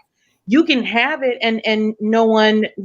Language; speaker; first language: English; native; English